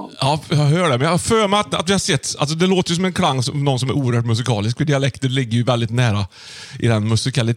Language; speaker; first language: Swedish; native; Swedish